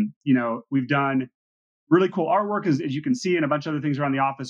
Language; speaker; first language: English; native; English